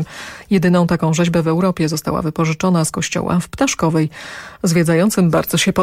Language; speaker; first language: Polish; native; Polish